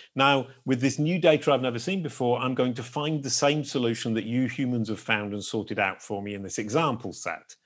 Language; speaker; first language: English; native; English